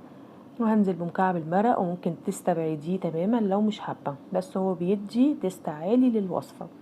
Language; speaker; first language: Arabic; native; Arabic